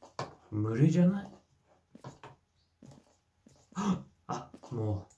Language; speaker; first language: Japanese; non-native, fluent; English